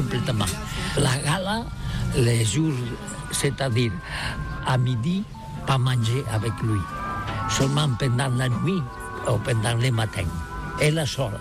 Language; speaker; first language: French; non-native, learner; Catalan